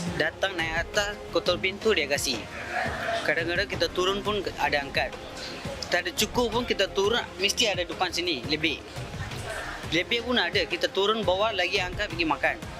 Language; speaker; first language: Malay; non-native, learner; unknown